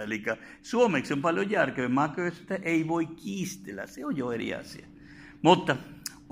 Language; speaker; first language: Finnish; non-native, fluent; Spanish